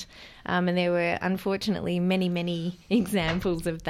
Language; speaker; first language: English; native; English